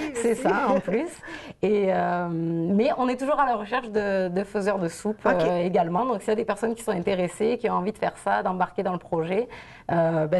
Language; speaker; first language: French; native; French